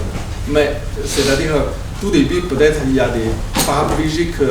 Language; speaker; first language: French; non-native, learner; Chinese